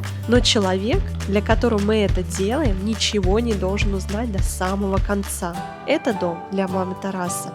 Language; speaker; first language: Russian; native; Russian